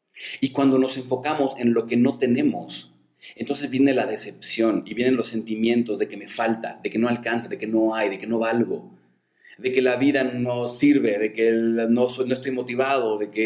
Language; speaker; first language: Spanish; native; Spanish